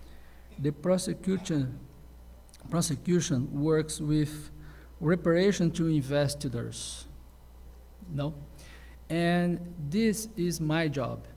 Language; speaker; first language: English; non-native, learner; Portuguese